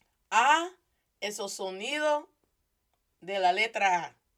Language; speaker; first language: Spanish; non-native, fluent; English